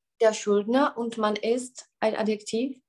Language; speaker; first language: German; non-native, learner; Czech